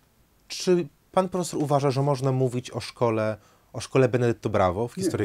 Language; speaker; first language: Polish; native; Polish